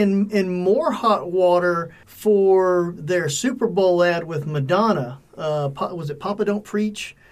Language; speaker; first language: English; native; English